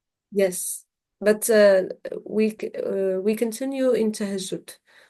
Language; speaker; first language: English; non-native, fluent; Arabic